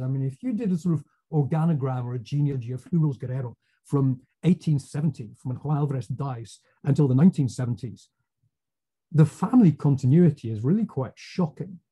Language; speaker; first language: English; native; English